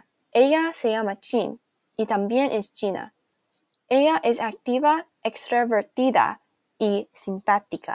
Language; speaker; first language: Spanish; non-native, learner; English